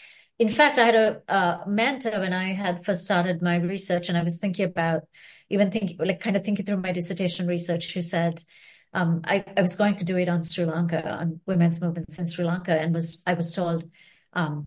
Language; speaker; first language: English; non-native, local second language; Sinhala